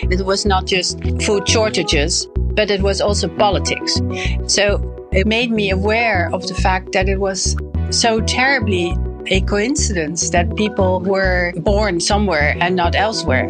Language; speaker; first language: English; non-native, fluent; French